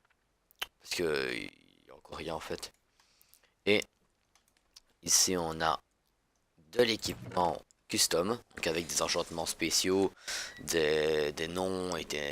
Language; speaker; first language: French; native; French